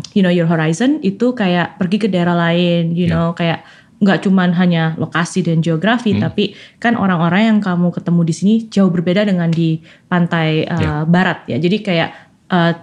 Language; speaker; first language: Indonesian; native; Indonesian